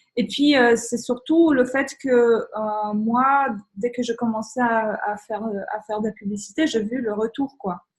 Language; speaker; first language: French; non-native, fluent; Polish